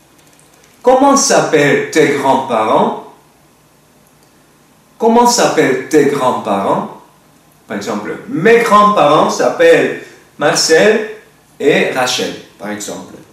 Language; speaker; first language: French; non-native, fluent; Spanish